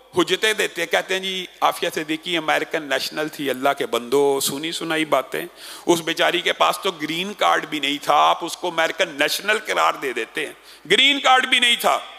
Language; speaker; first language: Urdu; native; Urdu